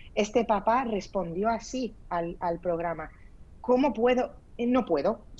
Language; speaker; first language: Spanish; early bilingual, other home language; Arabic